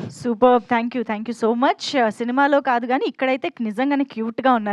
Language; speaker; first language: Telugu; native; Telugu